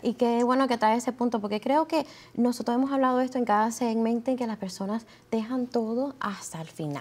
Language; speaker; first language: Spanish; early bilingual, heritage; Spanish